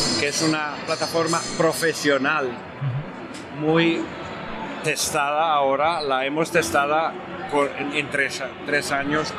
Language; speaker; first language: Spanish; non-native, fluent; Italian